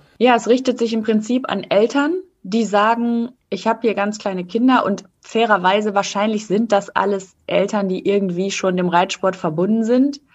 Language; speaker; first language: German; native; German